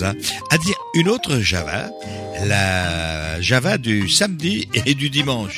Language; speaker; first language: French; native; French